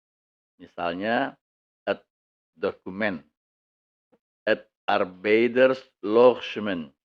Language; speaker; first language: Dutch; non-native, fluent; Indonesian